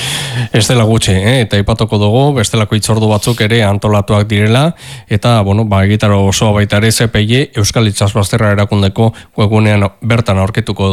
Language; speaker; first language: Basque; native; Basque